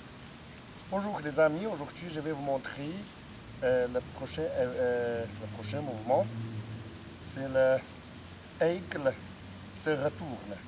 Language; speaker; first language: French; non-native, learner; Chinese